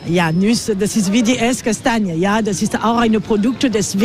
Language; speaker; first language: German; non-native, fluent; French